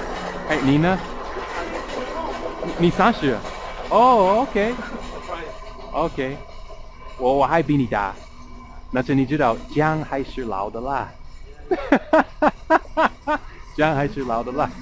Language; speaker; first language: Chinese; non-native, fluent; English